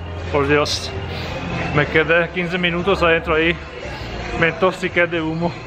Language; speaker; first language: Spanish; non-native, fluent; Italian